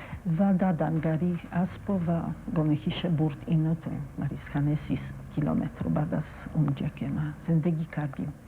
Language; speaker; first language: Persian; non-native, fluent; Polish